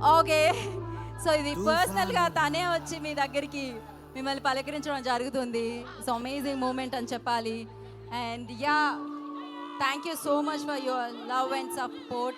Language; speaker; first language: Telugu; native; Telugu